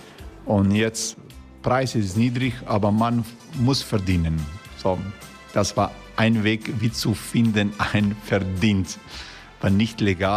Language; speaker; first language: German; non-native, learner; Croatian